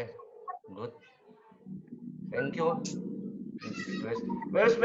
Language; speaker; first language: English; non-native, learner; Indonesian